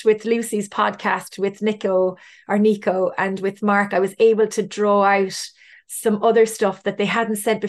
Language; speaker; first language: English; native; English